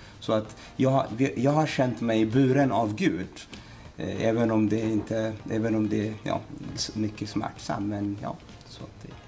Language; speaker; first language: Swedish; non-native, fluent; Amharic